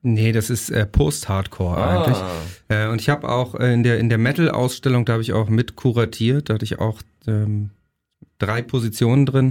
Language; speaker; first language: German; native; German